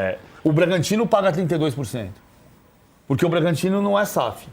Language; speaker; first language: Portuguese; native; Portuguese